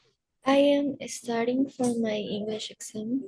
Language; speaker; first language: English; non-native, learner; Spanish